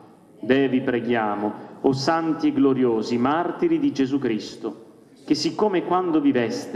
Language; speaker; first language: Italian; native; Italian